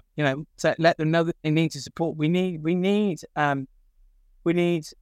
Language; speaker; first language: English; native; English